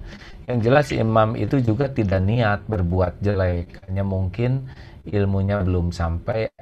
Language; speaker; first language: Indonesian; native; Indonesian